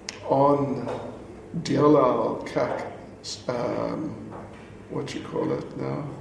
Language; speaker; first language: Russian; non-native, learner; English